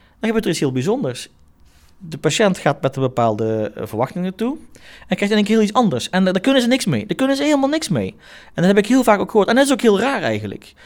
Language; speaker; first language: Dutch; early bilingual, other home language; Turkish